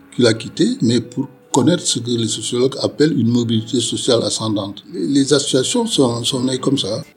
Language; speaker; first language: French; non-native, local second language; Wolof